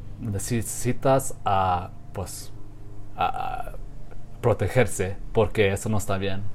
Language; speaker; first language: Spanish; non-native, learner; English